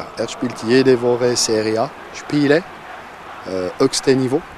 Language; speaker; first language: German; non-native, local second language; French